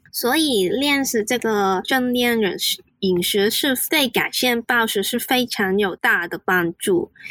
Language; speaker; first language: Chinese; non-native, local second language; Cantonese